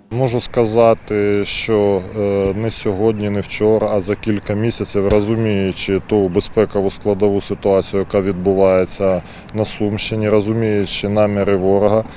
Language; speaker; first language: Ukrainian; native; Ukrainian